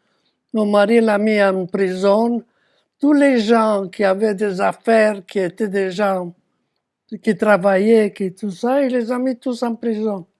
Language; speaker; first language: French; non-native, fluent; Romanian